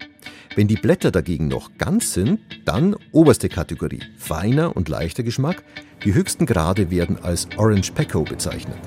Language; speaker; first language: German; native; German